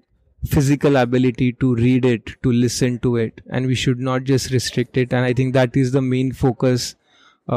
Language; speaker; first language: English; non-native, local second language; Marathi